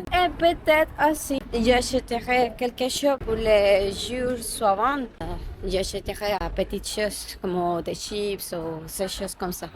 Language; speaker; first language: French; non-native, learner; Spanish